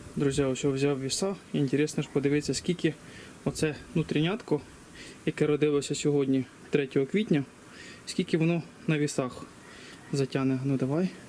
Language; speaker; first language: Ukrainian; native; Ukrainian